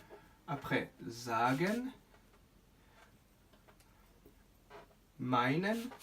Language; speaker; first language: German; non-native, fluent; French